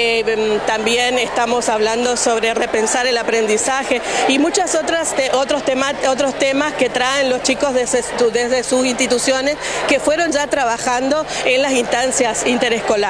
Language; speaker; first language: Spanish; native; Spanish